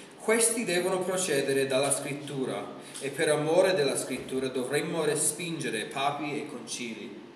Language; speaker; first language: Italian; non-native, fluent; English